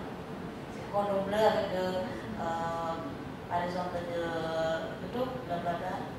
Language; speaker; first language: French; non-native, fluent; Indonesian